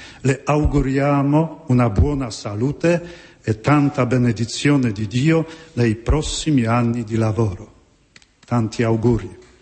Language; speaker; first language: Italian; non-native, fluent; Polish